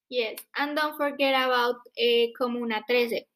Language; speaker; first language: English; non-native, fluent; Spanish